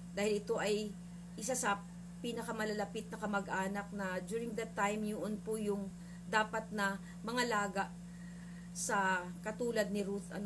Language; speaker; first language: Filipino; native; Filipino